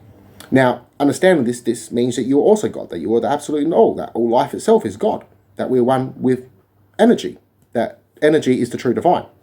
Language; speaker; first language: English; native; English